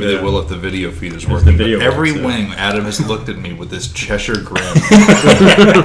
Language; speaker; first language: English; native; English